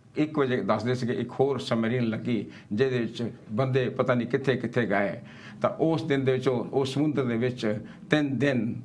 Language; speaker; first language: Punjabi; early bilingual, heritage; Punjabi